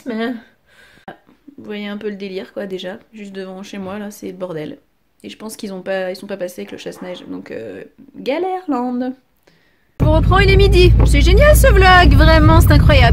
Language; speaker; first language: French; native; French